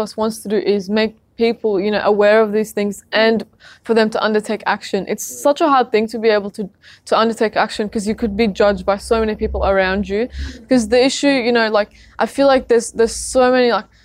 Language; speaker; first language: English; early bilingual, other home language; Arabic